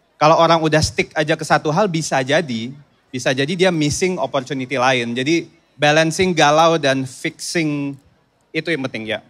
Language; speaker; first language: Indonesian; native; Indonesian